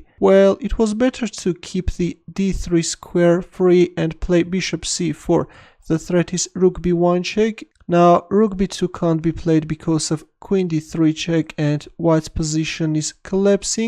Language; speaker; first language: English; non-native, fluent; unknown